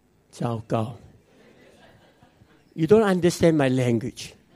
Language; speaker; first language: English; non-native, local second language; Min Nan Chinese